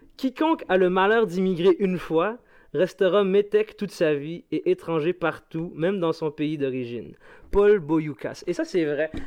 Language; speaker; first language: French; non-native, local second language; Arabic